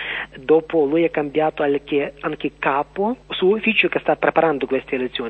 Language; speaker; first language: Italian; non-native, learner; Ukrainian